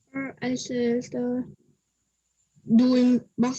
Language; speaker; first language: English; non-native, learner; Vietnamese